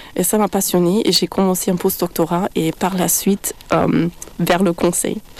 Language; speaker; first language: French; non-native, fluent; German